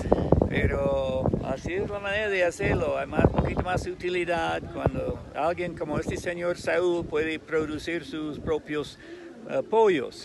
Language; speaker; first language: Spanish; non-native, fluent; English